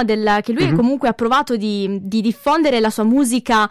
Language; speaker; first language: Italian; native; Italian